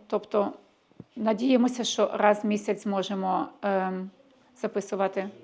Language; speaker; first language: Ukrainian; early bilingual, heritage; Ukrainian